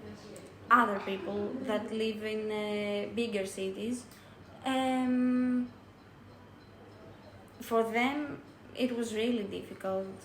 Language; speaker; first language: English; non-native, learner; Greek